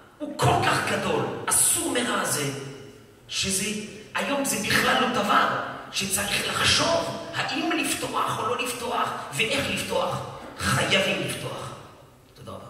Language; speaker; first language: Hebrew; non-native, fluent; French